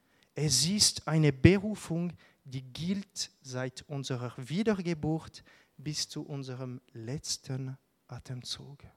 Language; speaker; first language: German; non-native, local second language; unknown